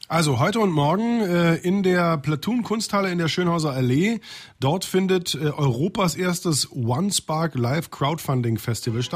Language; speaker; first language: German; native; German